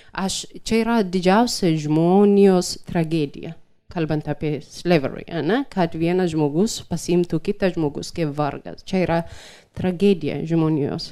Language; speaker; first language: Lithuanian; non-native, fluent; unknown